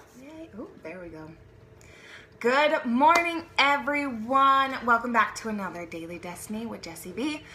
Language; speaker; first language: English; native; English